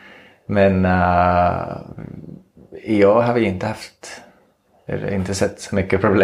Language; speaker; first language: Swedish; non-native, fluent; English